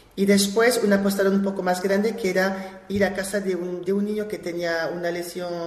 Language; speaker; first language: Spanish; non-native, fluent; French